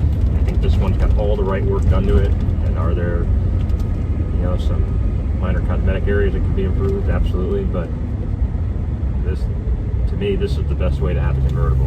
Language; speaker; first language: English; native; English